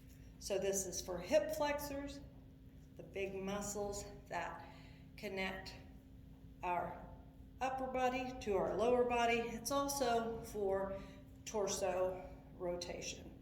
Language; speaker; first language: English; native; English